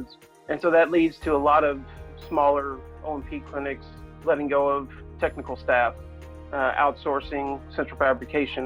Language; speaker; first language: English; native; English